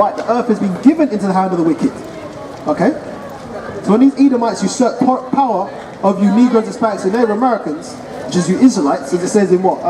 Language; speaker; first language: English; native; English